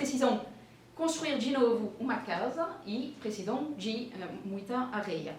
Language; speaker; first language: Portuguese; non-native, fluent; French